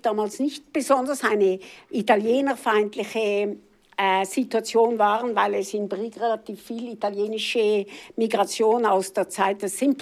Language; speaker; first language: German; native; German